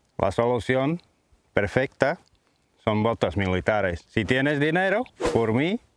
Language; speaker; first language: Spanish; non-native, fluent; Latvian